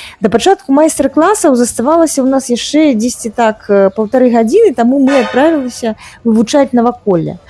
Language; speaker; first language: Belarusian; native; Belarusian